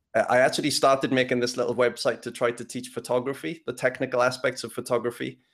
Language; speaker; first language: English; native; English